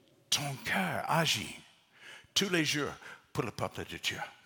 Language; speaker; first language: French; non-native, learner; English